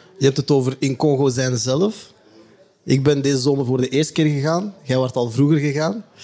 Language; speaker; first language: Dutch; native; Dutch